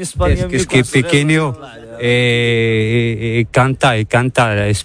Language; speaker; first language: Spanish; non-native, learner; Arabic